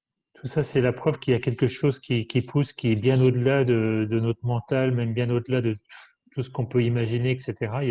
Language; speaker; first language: French; native; French